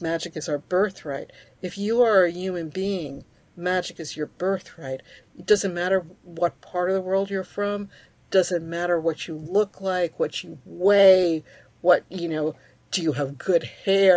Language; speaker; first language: English; early bilingual, other home language; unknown